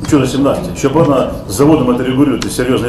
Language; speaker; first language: Russian; native; Russian